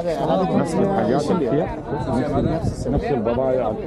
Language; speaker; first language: Arabic; native; Arabic